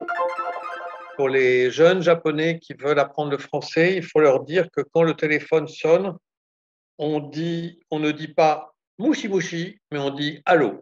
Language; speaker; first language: French; native; French